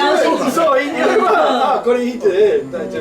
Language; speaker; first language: Japanese; non-native, learner; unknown